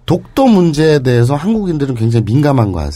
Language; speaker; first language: Korean; native; Korean